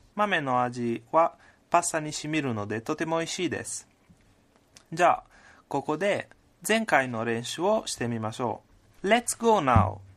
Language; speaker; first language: Japanese; non-native, fluent; Italian